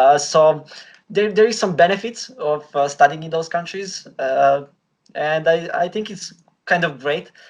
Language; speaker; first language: English; non-native, fluent; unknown